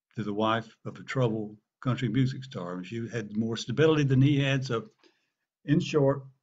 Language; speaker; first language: English; native; English